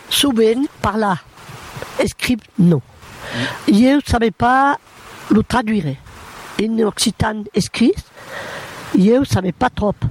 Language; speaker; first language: French; non-native, local second language; Occitan